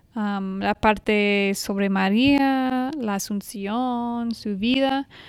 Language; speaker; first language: Spanish; non-native, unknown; English